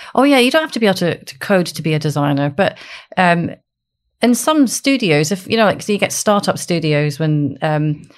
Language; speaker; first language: English; native; English